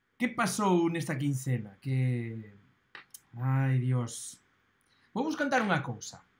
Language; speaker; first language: Galician; native; Galician